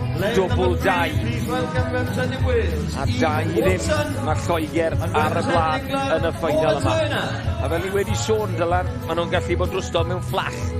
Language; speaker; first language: Welsh; native; Welsh